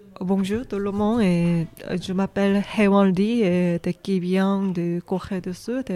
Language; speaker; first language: French; non-native, learner; Korean